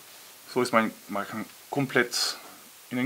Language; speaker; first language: German; non-native, learner; French